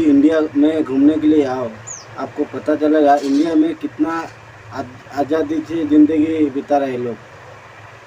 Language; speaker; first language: Hindi; non-native, local second language; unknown